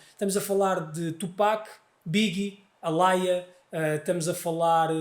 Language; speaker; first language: Portuguese; native; Portuguese